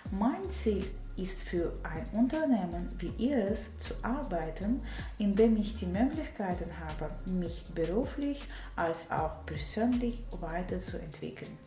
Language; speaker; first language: German; non-native, fluent; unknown